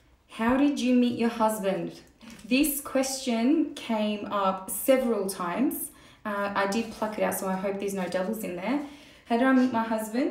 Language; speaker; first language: English; early bilingual, other home language; Turkish